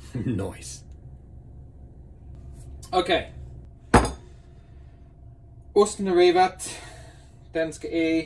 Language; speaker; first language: Swedish; non-native, fluent; English